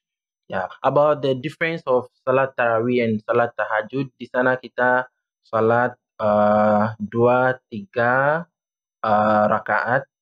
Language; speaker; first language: Indonesian; non-native, learner; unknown